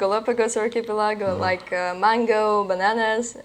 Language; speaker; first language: English; non-native, learner; Russian